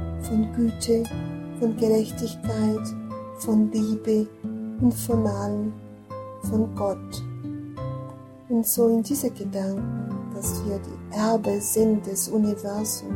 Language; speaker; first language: German; non-native, learner; Portuguese